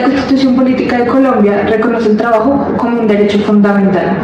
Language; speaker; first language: Spanish; native; Spanish